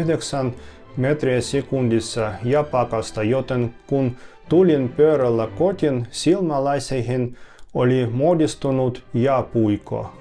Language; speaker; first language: Finnish; non-native, fluent; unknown